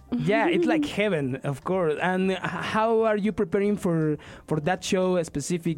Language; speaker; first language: English; non-native, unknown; Spanish